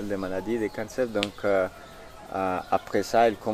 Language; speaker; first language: French; non-native, learner; Spanish